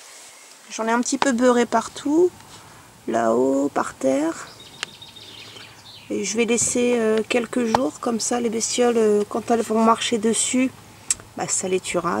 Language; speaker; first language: French; native; French